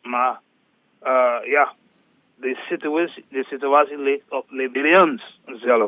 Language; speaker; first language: Dutch; non-native, learner; English